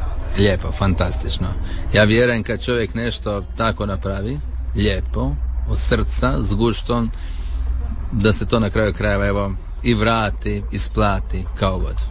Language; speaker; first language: Serbian; native; Serbian